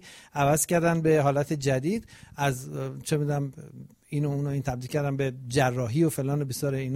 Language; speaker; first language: Persian; native; Persian